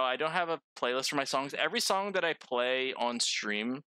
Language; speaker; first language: English; native; English